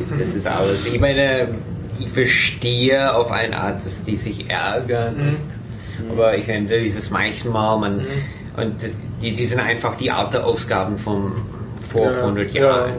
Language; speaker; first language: German; non-native, fluent; English